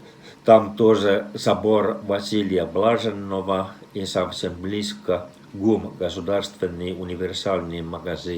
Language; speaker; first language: Russian; non-native, fluent; Finnish